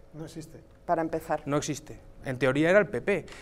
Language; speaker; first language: Spanish; native; Spanish